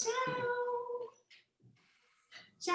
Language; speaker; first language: Italian; non-native, learner; English